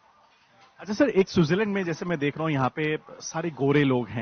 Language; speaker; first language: Hindi; native; Hindi